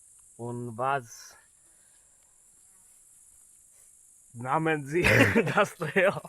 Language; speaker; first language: German; non-native, learner; Slovak